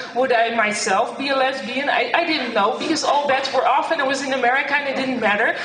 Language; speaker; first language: English; non-native, fluent; Dutch